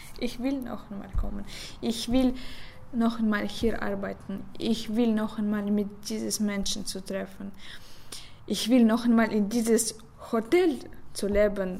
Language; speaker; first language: German; non-native, learner; Russian